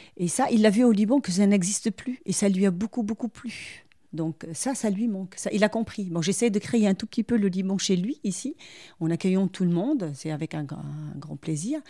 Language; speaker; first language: French; non-native, local second language; Arabic